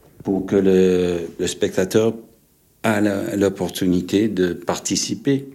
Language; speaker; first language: French; non-native, fluent; English